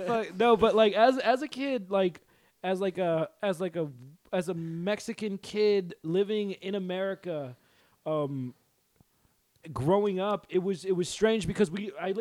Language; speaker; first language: English; early bilingual, other home language; Spanish